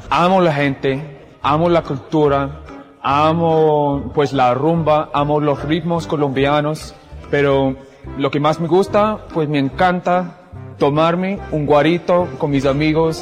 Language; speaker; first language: Spanish; non-native, fluent; English